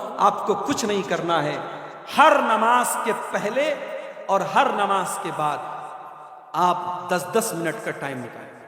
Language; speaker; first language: Urdu; native; Urdu